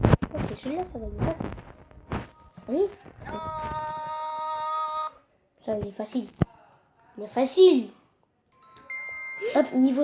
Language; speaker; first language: French; native; French